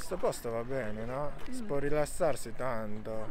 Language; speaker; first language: Italian; non-native, learner; Japanese